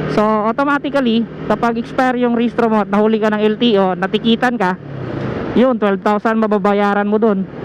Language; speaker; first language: Filipino; non-native, local second language; Cebuano